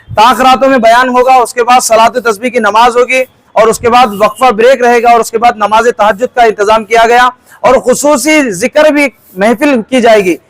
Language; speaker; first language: Urdu; native; Urdu